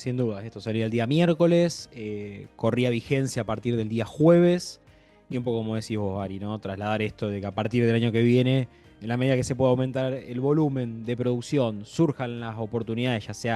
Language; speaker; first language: Spanish; native; Spanish